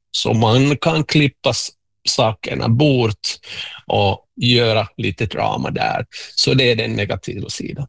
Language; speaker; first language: Swedish; non-native, local second language; Finnish